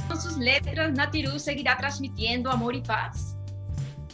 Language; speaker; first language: Portuguese; non-native, learner; Spanish